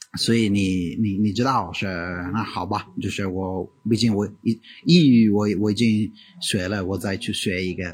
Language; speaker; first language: Chinese; non-native, fluent; Italian